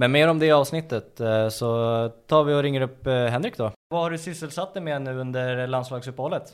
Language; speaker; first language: Swedish; native; Swedish